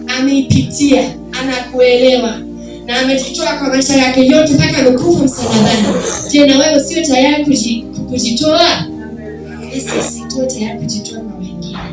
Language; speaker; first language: Swahili; non-native, fluent; German